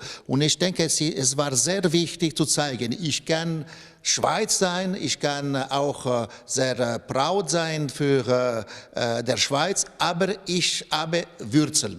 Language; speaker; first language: German; non-native, local second language; French